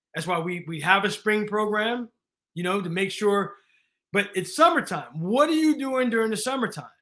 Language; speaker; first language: English; native; English